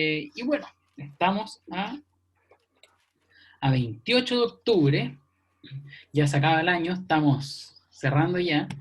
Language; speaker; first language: Spanish; native; Spanish